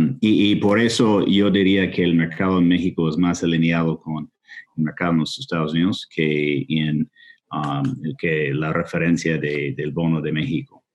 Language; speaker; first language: Spanish; non-native, fluent; English